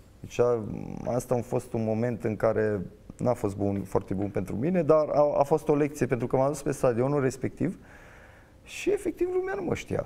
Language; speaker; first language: Romanian; native; Romanian